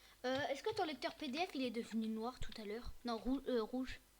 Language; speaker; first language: French; native; French